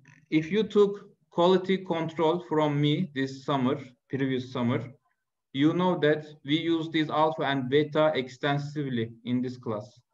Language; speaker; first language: English; non-native, fluent; Turkish